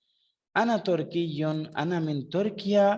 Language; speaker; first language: Arabic; non-native, fluent; Urdu